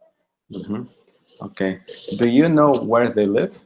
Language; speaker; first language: English; non-native, fluent; Russian